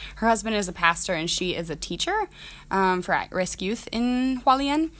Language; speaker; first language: English; native; English